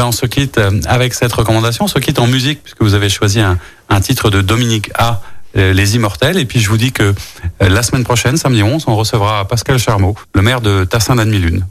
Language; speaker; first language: French; native; French